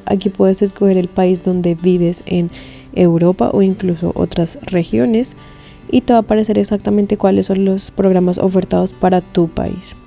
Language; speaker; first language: Spanish; native; Spanish